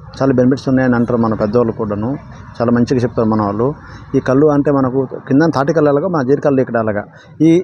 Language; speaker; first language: Telugu; non-native, local second language; Odia